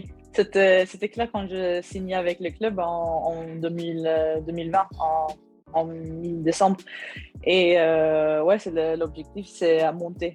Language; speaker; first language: French; non-native, learner; Swedish